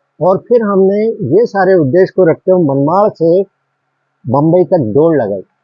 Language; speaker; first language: Hindi; native; Hindi